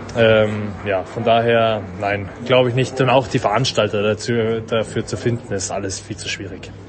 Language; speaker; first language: German; native; German